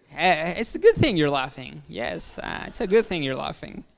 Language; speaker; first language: English; non-native, fluent; Spanish